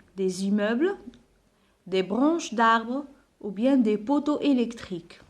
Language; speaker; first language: French; non-native, local second language; Arabic